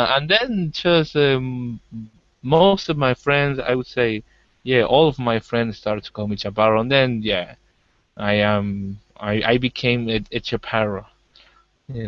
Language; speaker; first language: English; non-native, learner; Spanish